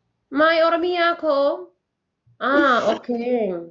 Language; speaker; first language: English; non-native, learner; Oromo